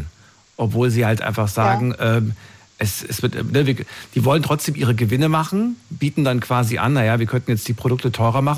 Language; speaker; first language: German; native; German